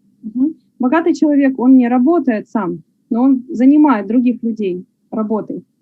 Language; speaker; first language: Russian; native; Russian